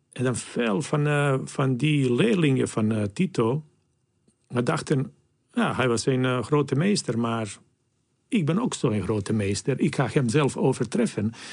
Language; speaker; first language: Dutch; non-native, fluent; Bosnian